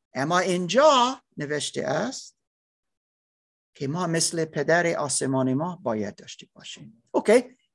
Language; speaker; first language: Persian; non-native, learner; English